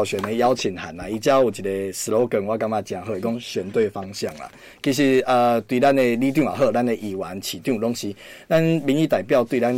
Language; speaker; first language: Chinese; native; Chinese